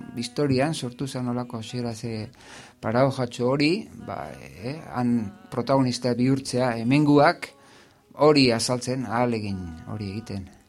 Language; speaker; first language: Basque; native; Basque